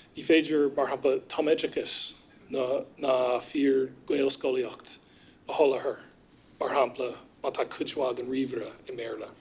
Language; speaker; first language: Irish; non-native, fluent; English